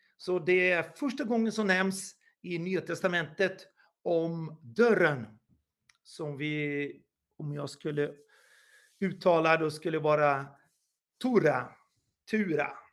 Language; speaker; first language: Swedish; non-native, fluent; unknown